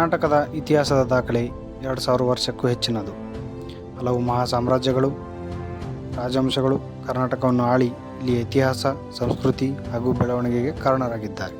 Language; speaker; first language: Kannada; native; Kannada